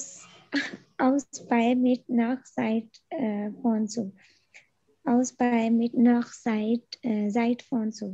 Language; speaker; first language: German; non-native, learner; Urdu